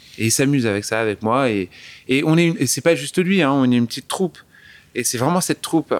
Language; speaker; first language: French; early bilingual, other home language; English